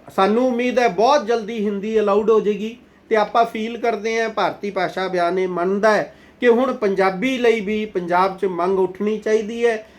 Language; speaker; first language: Punjabi; non-native, local second language; Hindi